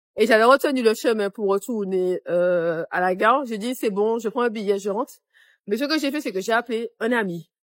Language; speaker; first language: French; native; French